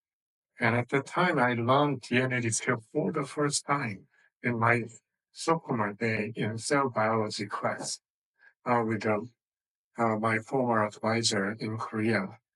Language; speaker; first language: English; non-native, fluent; Korean